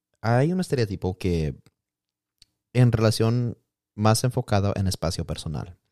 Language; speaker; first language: Spanish; early bilingual, heritage; Spanish